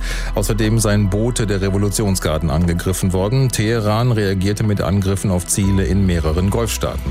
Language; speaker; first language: German; native; German